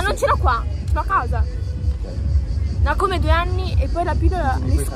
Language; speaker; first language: Italian; native; Italian